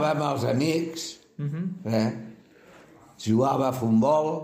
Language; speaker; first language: Catalan; non-native, local second language; Spanish